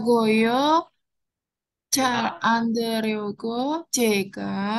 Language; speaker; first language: Korean; non-native, learner; Indonesian